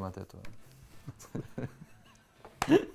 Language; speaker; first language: French; native; French